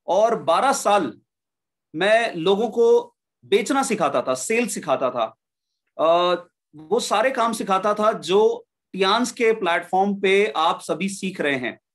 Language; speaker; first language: Hindi; native; Hindi